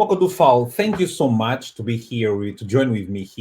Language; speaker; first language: English; non-native, fluent; Portuguese